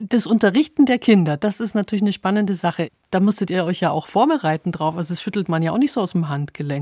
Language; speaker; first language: German; native; German